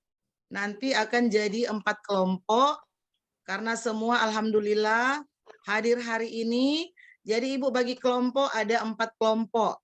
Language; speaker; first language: Indonesian; native; Indonesian